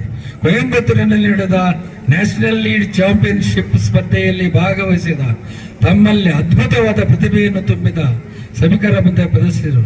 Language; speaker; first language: Kannada; native; Kannada